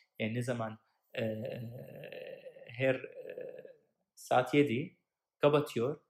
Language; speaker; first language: Turkish; non-native, learner; Arabic